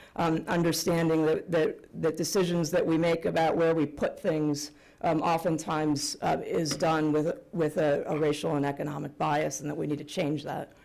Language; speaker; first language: English; native; English